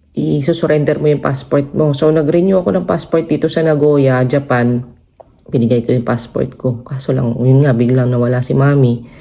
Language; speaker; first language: Filipino; non-native, local second language; Cebuano